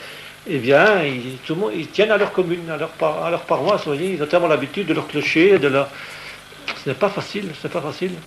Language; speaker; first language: French; native; French